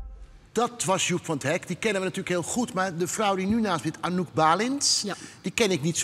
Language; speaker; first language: Dutch; native; Dutch